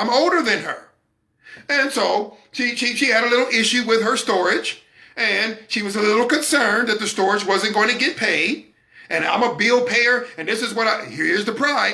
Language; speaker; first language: English; native; English